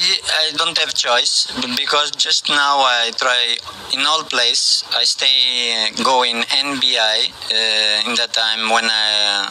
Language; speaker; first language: English; non-native, learner; Portuguese